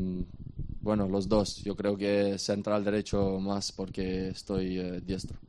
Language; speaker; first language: Spanish; non-native, fluent; Romanian